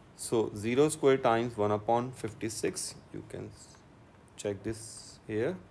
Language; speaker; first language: English; non-native, local second language; Urdu